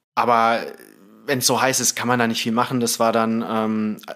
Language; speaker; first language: German; early bilingual, other home language; Thai